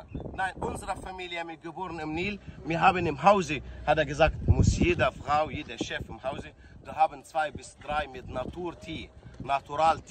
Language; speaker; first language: German; non-native, learner; Arabic